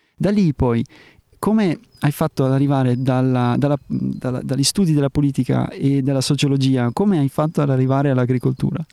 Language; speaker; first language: Italian; early bilingual, heritage; Italian